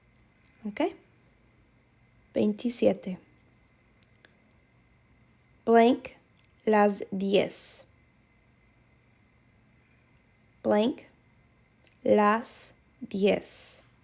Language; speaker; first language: Spanish; non-native, fluent; English